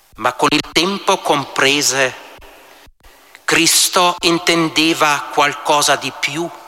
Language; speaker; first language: Italian; non-native, local second language; German